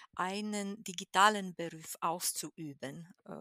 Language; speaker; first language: German; non-native, fluent; Romanian